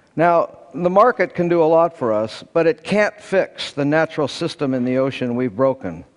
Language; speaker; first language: English; native; English